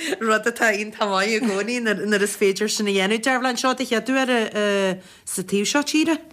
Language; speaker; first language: Irish; native; Irish